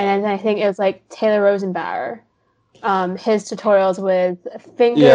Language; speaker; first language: English; non-native, local second language; Cantonese